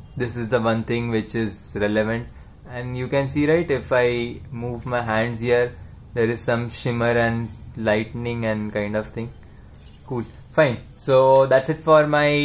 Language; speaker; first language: English; non-native, local second language; Hindi